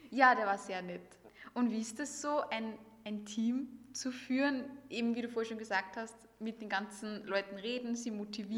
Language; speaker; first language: German; native; German